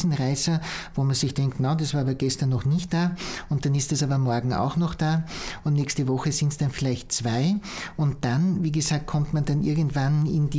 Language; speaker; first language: German; native; German